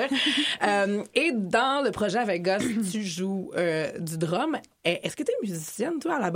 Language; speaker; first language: French; native; French